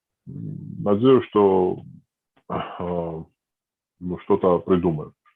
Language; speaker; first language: Russian; non-native, fluent; Georgian